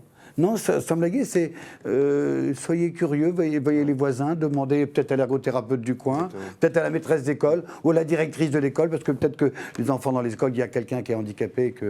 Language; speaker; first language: French; native; French